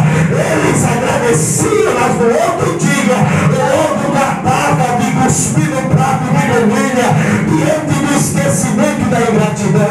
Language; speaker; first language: Portuguese; native; Portuguese